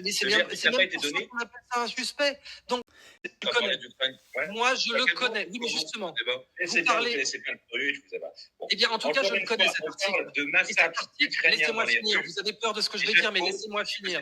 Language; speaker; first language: French; native; French